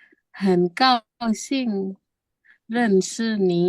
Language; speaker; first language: Chinese; non-native, learner; Indonesian